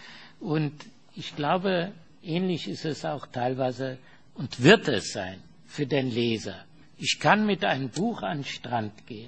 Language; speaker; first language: German; non-native, fluent; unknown